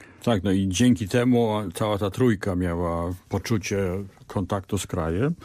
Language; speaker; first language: Polish; native; Polish